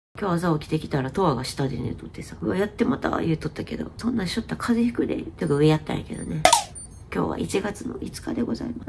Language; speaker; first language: Japanese; native; Japanese